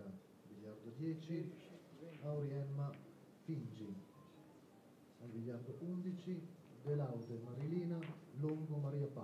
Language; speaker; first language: Italian; native; Italian